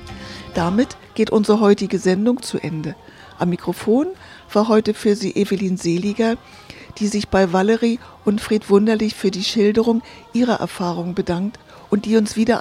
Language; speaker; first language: German; native; German